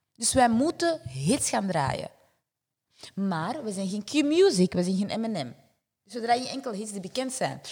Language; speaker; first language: Dutch; early bilingual, other home language; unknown